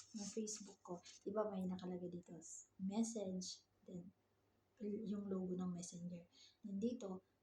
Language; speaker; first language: Filipino; non-native, local second language; Waray